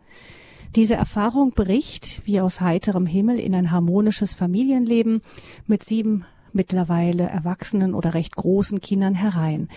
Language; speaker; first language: German; native; German